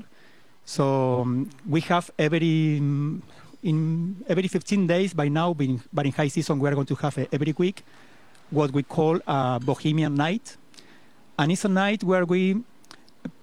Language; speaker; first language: English; non-native, fluent; Spanish